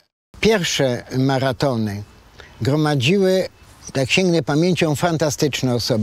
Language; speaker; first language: Polish; native; Polish